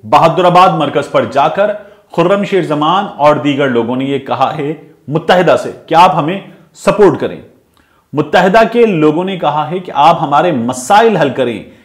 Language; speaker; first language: Urdu; native; Urdu